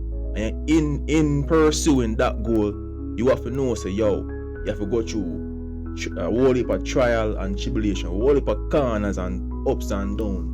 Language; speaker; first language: English; non-native, local second language; Jamaican Creole English